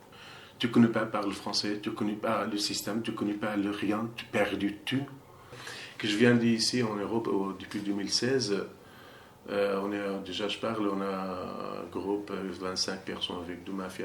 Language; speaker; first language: French; non-native, learner; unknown